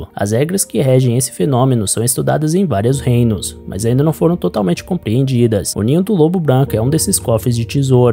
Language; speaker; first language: Portuguese; native; Portuguese